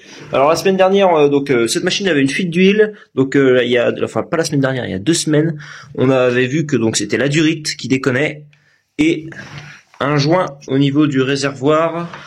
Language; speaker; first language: French; native; French